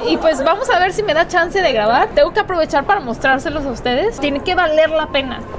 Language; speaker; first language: Spanish; early bilingual, other home language; Korean